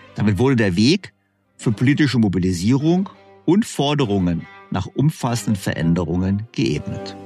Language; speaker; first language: German; native; German